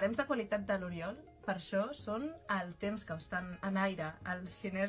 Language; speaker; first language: Catalan; native; Catalan